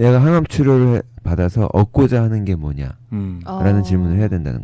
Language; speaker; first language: Korean; native; Korean